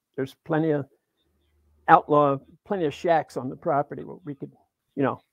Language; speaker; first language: English; native; English